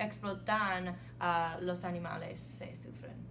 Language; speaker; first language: Spanish; non-native, learner; English